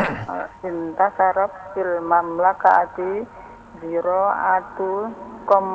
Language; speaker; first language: Arabic; non-native, learner; Indonesian